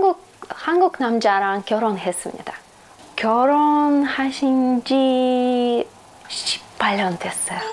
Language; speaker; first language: Korean; non-native, fluent; Russian